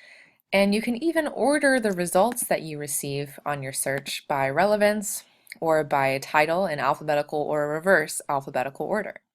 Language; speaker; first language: English; native; English